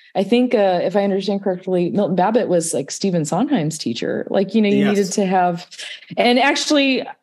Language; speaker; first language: English; native; English